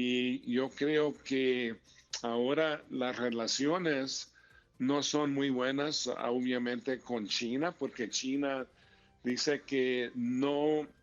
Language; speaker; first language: Spanish; early bilingual, heritage; Spanish